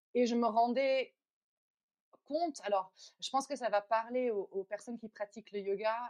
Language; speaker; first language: French; non-native, fluent; Dutch